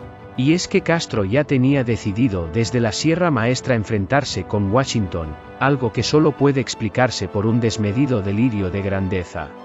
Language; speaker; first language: Spanish; native; Spanish